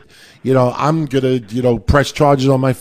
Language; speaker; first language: English; native; English